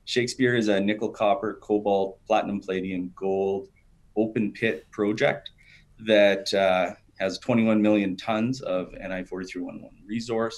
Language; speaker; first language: English; native; English